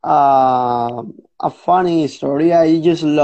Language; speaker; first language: English; non-native, fluent; Spanish